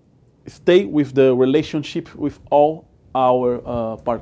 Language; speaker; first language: English; non-native, learner; Portuguese